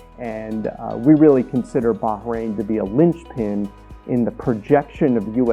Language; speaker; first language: English; native; English